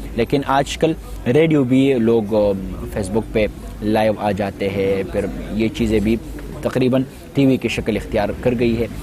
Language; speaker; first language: Urdu; non-native, local second language; Pashto